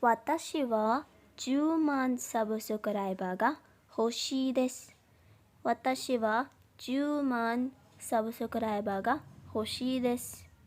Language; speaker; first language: Japanese; non-native, fluent; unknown